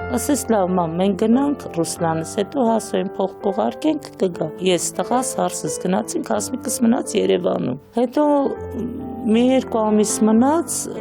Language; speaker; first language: Armenian; native; Armenian